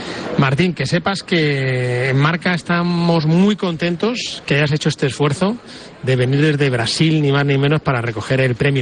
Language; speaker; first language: Spanish; native; Spanish